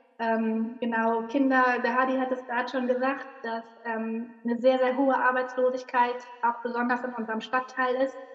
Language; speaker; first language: German; native; German